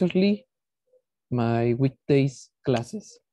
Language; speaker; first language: English; non-native, fluent; Spanish